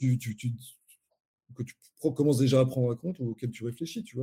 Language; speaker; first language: French; native; French